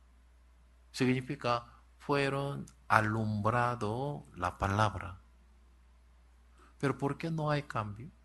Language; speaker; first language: Spanish; non-native, learner; Korean